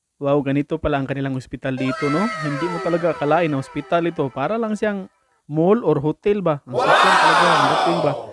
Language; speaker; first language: Filipino; non-native, local second language; Cebuano